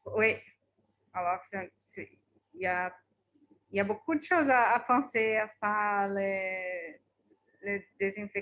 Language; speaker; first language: French; non-native, fluent; Portuguese